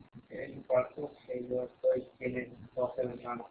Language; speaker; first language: Spanish; non-native, learner; English